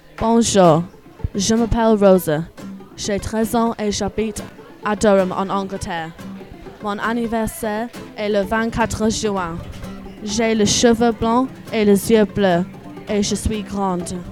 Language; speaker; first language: French; non-native, learner; English